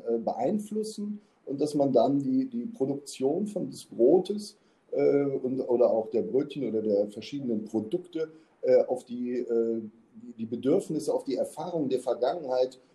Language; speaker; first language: German; native; German